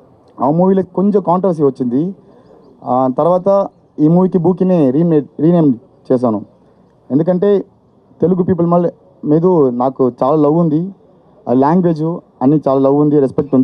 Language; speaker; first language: Telugu; non-native, learner; Tamil